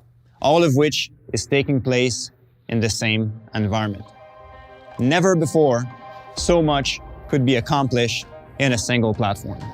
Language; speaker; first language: English; non-native, local second language; French